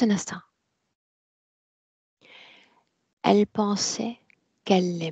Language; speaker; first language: French; native; French